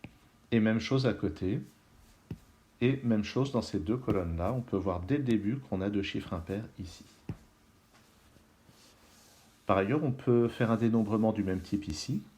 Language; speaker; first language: French; native; French